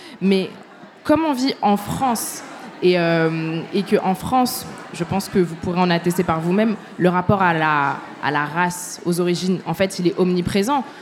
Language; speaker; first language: French; early bilingual, other home language; Arabic